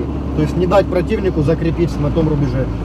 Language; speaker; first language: Russian; native; Russian